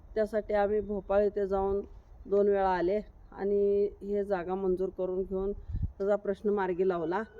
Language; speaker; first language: Marathi; native; Marathi